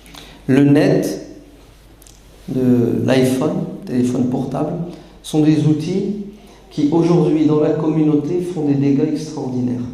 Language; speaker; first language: French; native; French